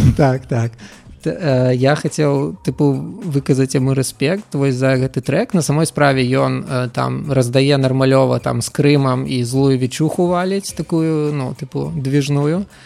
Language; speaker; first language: Belarusian; non-native, local second language; Russian